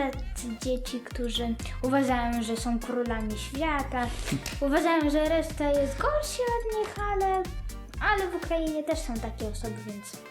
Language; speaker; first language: Polish; early bilingual, other home language; Ukrainian